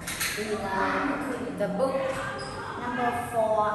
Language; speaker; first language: English; non-native, learner; Vietnamese